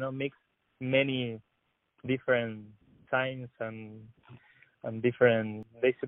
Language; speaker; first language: English; non-native, learner; Spanish